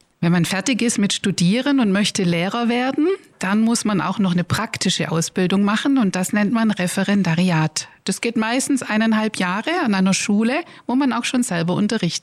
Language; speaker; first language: German; native; German